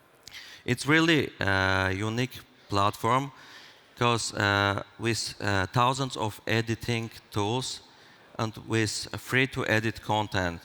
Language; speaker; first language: English; non-native, fluent; Armenian